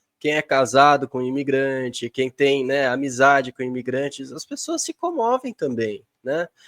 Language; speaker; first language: Portuguese; native; Portuguese